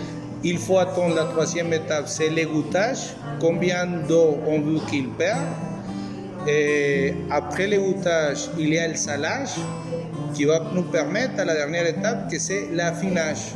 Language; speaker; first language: French; non-native, fluent; Spanish